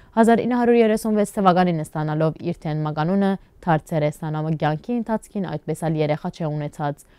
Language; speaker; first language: Armenian; early bilingual, heritage; Armenian